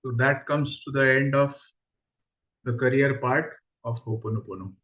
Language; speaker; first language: English; non-native, local second language; Marathi